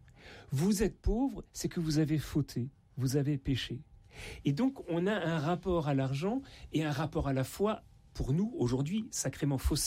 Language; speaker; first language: French; native; French